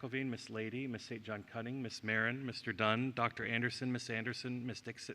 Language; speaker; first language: English; native; English